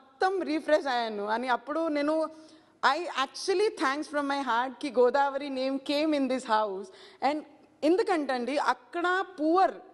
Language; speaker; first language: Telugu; non-native, learner; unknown